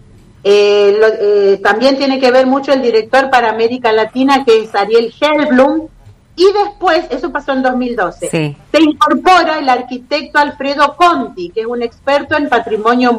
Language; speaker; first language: Spanish; native; Spanish